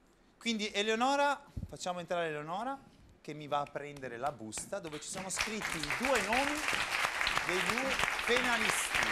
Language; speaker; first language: Italian; native; Italian